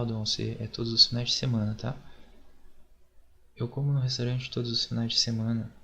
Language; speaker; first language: Portuguese; non-native, fluent; French